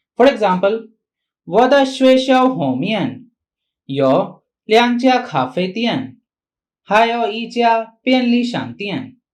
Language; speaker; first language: Chinese; non-native, fluent; Hindi